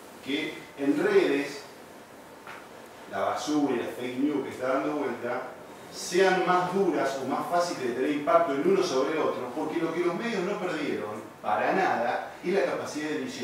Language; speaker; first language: Spanish; native; Spanish